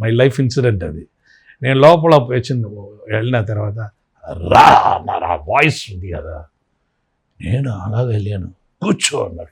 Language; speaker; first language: Telugu; non-native, local second language; Tamil